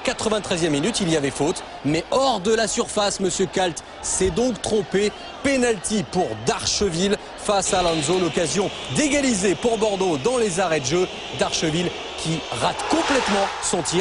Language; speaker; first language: French; native; French